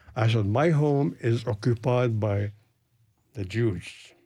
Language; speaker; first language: English; non-native, fluent; Arabic